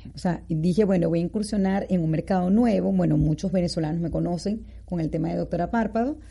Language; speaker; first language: Spanish; native; Spanish